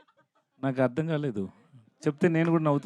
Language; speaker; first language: Telugu; non-native, learner; Tamil